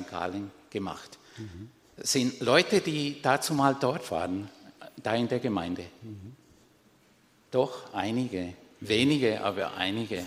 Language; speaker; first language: German; non-native, fluent; Spanish